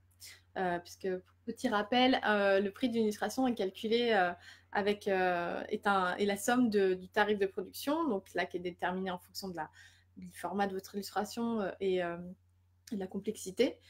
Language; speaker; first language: French; native; French